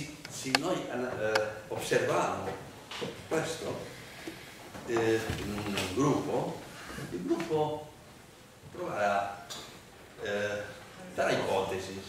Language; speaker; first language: Italian; non-native, learner; Spanish